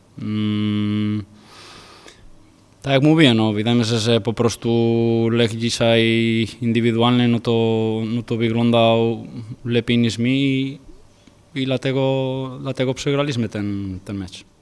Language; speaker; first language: Polish; non-native, fluent; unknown